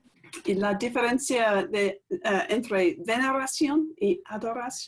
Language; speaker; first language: Spanish; non-native, fluent; English